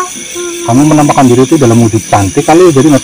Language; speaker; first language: Indonesian; native; Indonesian